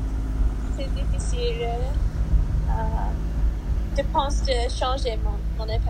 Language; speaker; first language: French; non-native, learner; English